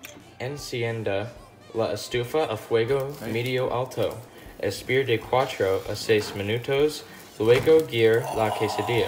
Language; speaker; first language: Spanish; non-native, learner; English